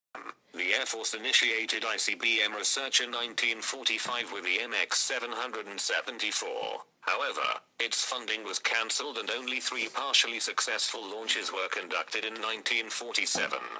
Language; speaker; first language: English; native; English